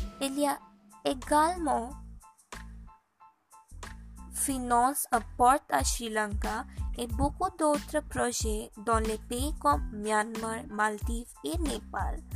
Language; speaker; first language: French; non-native, learner; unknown